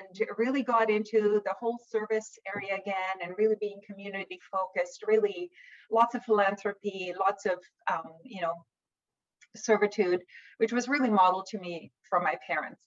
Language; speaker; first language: English; non-native, fluent; German